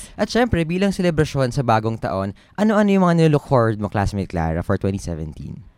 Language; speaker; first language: Filipino; native; Filipino